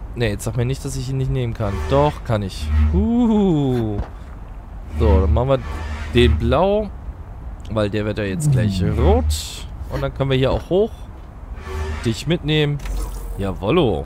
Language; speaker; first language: German; native; German